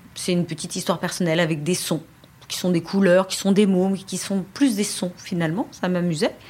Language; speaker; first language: French; native; French